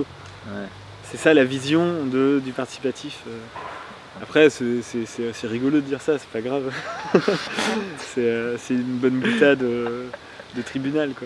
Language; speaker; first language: French; native; French